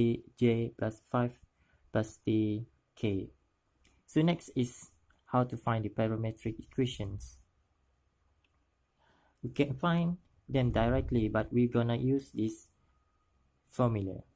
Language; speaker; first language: English; non-native, local second language; Malay